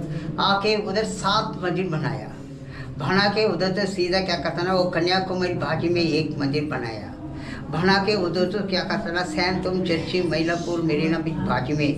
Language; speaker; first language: Hindi; non-native, local second language; Tamil